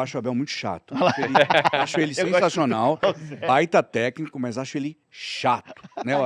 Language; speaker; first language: Portuguese; native; Portuguese